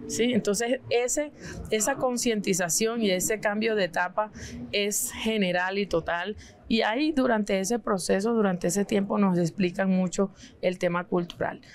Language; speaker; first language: Spanish; non-native, local second language; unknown